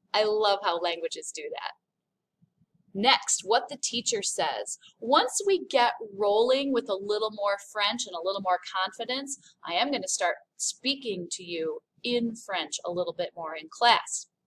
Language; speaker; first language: English; native; English